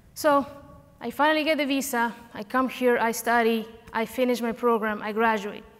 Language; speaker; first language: English; non-native, fluent; Spanish